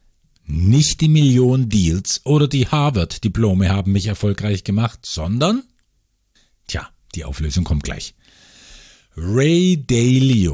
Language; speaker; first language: German; native; German